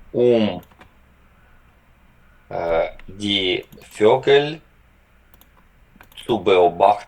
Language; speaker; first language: German; non-native, learner; Ukrainian